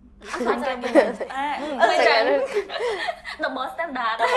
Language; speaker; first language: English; non-native, fluent; Khmer